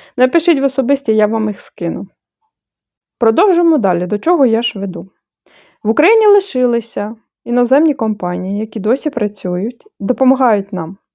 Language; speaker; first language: Ukrainian; non-native, fluent; Bulgarian